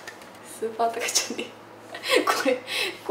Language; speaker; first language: Japanese; native; Japanese